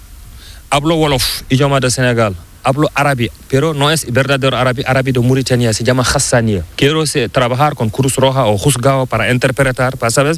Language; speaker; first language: Spanish; non-native, learner; Fula